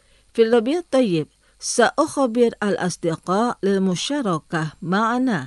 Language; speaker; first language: Arabic; non-native, fluent; Indonesian